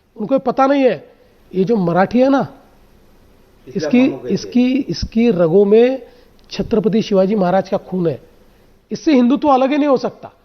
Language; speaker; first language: Hindi; non-native, local second language; Marathi